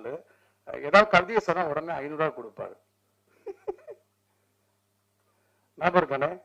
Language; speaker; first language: Tamil; native; Tamil